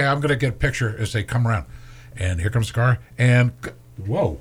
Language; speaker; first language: English; native; English